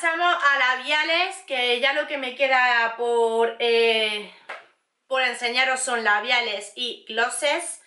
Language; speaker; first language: Spanish; native; Spanish